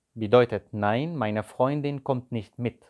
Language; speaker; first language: German; non-native, fluent; Arabic